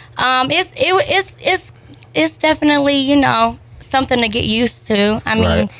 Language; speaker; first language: English; native; English